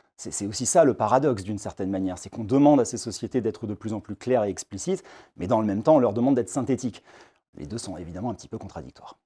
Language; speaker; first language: French; native; French